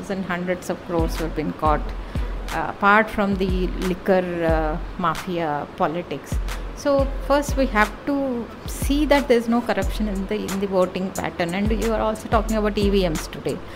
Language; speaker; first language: English; non-native, local second language; Telugu